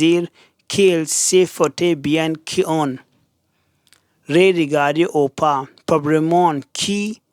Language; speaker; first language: French; non-native, learner; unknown